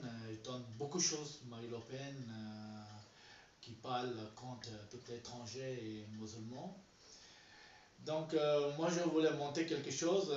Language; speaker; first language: French; non-native, learner; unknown